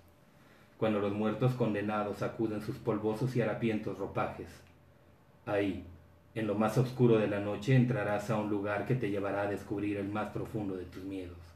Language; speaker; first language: Spanish; native; Spanish